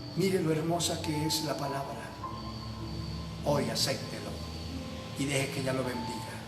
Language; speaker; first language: Spanish; native; Spanish